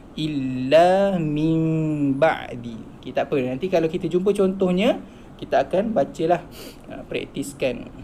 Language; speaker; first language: Malay; native; Malay